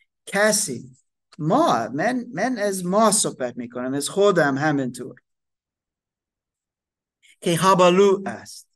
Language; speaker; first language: Persian; non-native, fluent; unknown